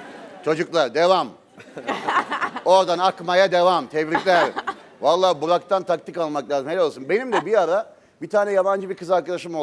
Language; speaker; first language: Turkish; native; Turkish